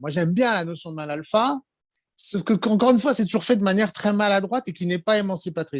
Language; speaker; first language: French; native; French